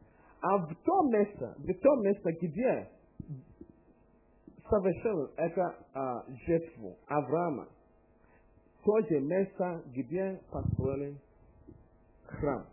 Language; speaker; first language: Russian; non-native, learner; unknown